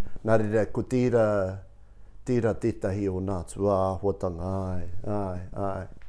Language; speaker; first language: Māori; non-native, local second language; English